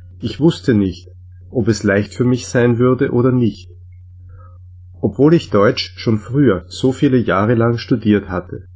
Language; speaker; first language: German; non-native, learner; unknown